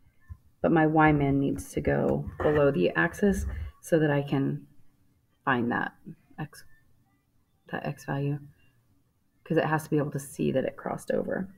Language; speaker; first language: English; native; English